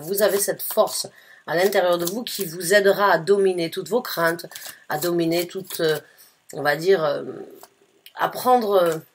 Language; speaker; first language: French; native; French